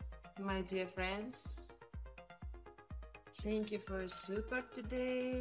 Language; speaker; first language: English; non-native, learner; Russian